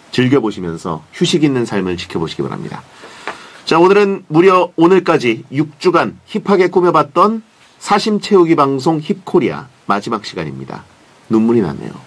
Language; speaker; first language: Korean; native; Korean